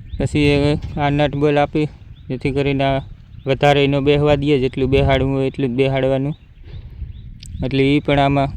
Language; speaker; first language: Gujarati; native; Gujarati